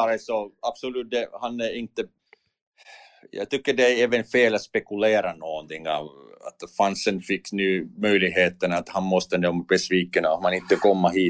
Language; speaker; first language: Swedish; non-native, learner; Finnish